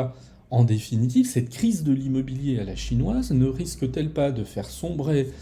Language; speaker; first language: French; native; French